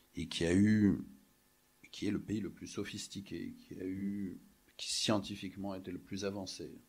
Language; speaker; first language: French; native; French